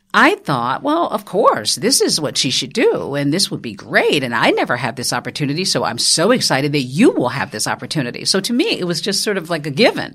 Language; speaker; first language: English; native; English